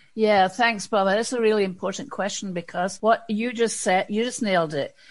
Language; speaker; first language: English; native; English